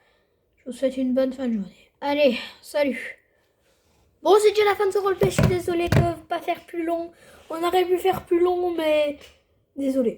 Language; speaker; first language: French; native; French